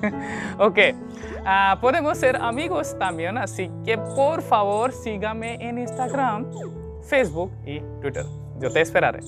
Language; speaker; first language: Spanish; non-native, learner; Hindi